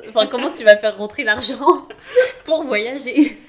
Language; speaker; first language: French; native; French